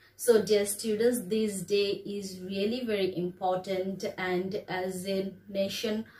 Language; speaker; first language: English; non-native, local second language; Bangla